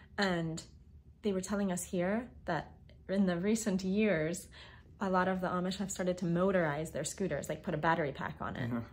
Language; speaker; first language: English; native; English